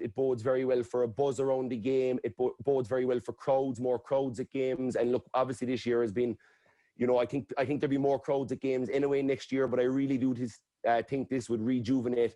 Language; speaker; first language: English; native; English